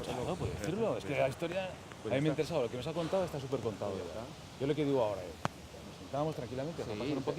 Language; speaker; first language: Spanish; native; Spanish